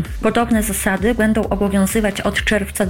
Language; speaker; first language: Polish; native; Polish